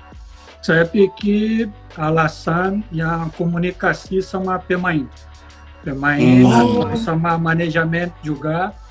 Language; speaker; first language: Indonesian; non-native, fluent; Portuguese